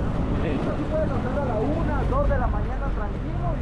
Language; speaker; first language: Spanish; native; Spanish